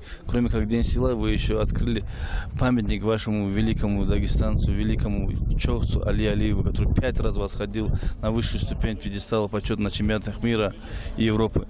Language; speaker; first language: Russian; native; Russian